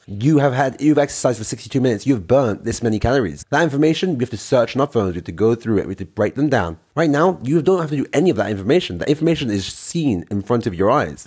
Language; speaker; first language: English; native; English